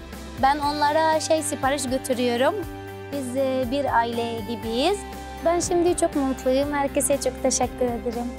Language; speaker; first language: Turkish; non-native, learner; Arabic